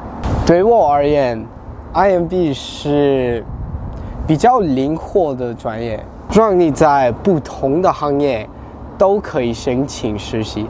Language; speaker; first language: Chinese; non-native, learner; English